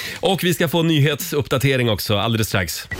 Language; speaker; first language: Swedish; native; Swedish